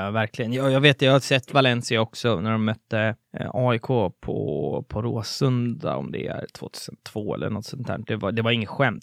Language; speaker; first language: Swedish; native; Swedish